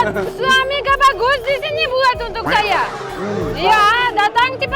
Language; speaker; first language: Indonesian; non-native, learner; Russian